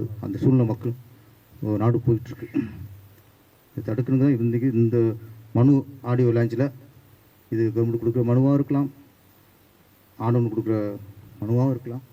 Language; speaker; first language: Tamil; native; Tamil